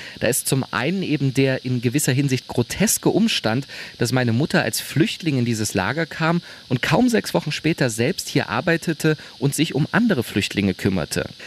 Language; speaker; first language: German; native; German